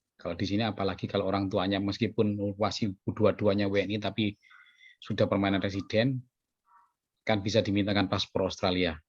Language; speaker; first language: Indonesian; native; Indonesian